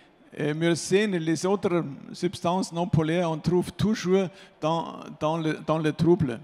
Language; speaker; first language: French; non-native, fluent; German